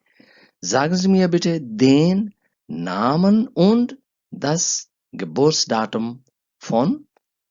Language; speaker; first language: German; non-native, learner; Urdu